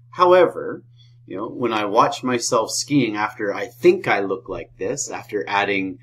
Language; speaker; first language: English; native; English